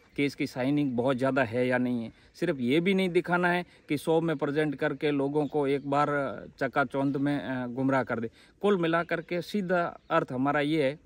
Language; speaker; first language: Hindi; native; Hindi